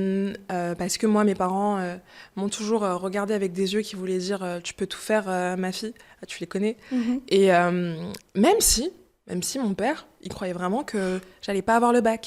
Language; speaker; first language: French; early bilingual, other home language; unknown